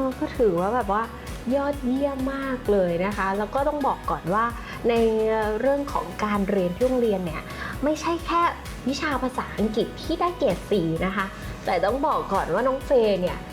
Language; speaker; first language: Thai; native; Thai